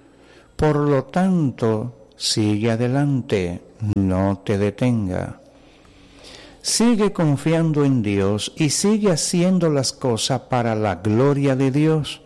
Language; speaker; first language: Spanish; native; Spanish